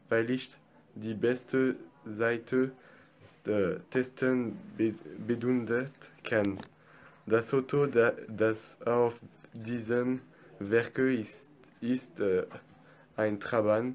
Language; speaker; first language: German; non-native, learner; French